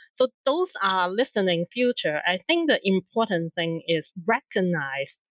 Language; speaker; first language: English; non-native, local second language; Cantonese